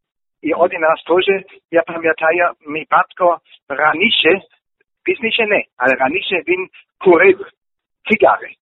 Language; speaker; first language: Ukrainian; non-native, learner; German